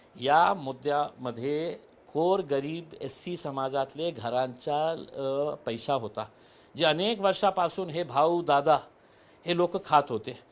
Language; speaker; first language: Marathi; non-native, local second language; Urdu